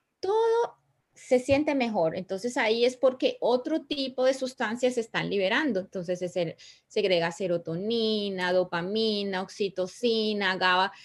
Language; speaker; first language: Spanish; native; Spanish